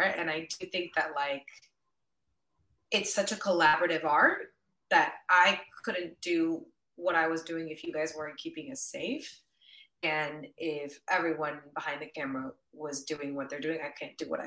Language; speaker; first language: English; early bilingual, other home language; Spanish